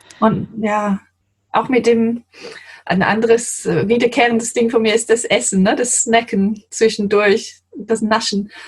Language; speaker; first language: German; non-native, fluent; English